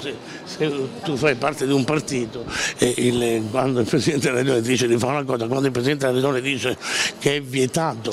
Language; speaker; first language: Italian; native; Italian